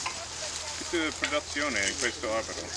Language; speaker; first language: Italian; non-native, learner; English